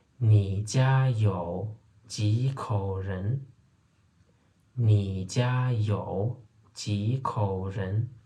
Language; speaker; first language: Chinese; non-native, fluent; Turkmen